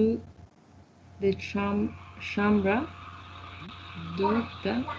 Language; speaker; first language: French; non-native, learner; Spanish